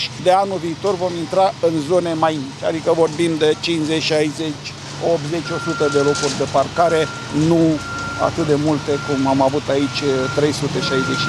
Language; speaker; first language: Romanian; native; Romanian